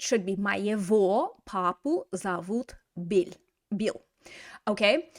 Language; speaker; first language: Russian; non-native, fluent; English